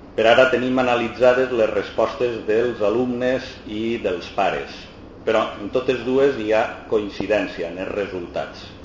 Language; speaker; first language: Catalan; native; Catalan